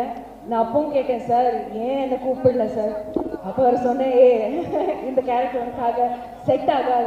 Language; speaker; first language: Tamil; non-native, fluent; Malayalam